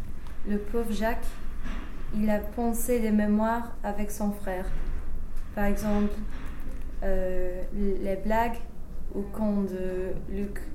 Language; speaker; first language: French; non-native, learner; English